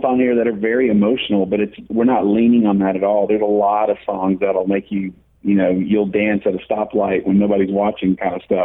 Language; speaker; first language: English; native; English